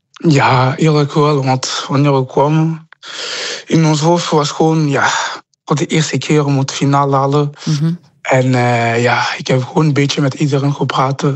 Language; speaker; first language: Dutch; non-native, local second language; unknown